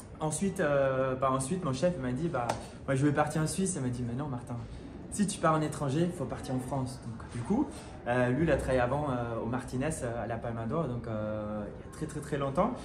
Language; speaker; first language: French; non-native, fluent; German